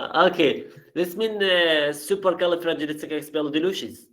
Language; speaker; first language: English; non-native, learner; Arabic